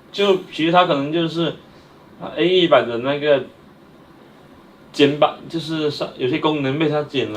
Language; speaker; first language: Chinese; native; Chinese